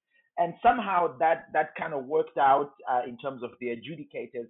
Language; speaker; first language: English; non-native, local second language; Shona